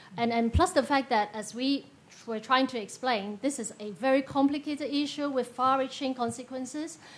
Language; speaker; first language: English; non-native, local second language; Cantonese